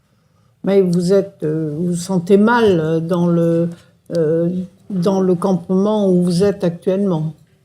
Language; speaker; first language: French; native; French